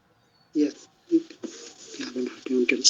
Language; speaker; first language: German; non-native, learner; Bangla